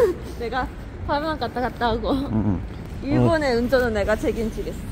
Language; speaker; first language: Korean; non-native, fluent; Japanese